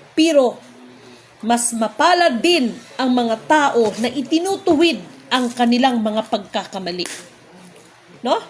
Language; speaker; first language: Filipino; non-native, local second language; Cebuano